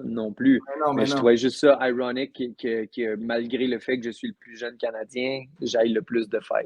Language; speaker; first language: French; native; French